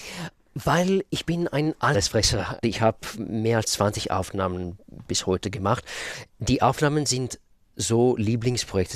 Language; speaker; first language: German; non-native, fluent; Russian